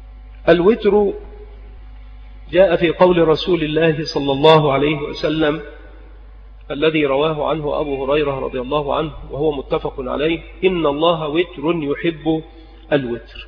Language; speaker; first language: Arabic; native; Arabic